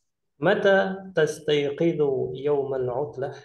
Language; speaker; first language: Arabic; non-native, fluent; Indonesian